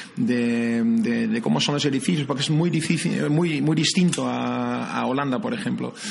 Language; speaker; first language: Spanish; non-native, fluent; Dutch